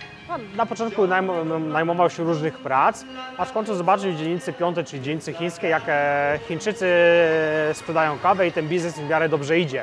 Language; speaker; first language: Polish; native; Polish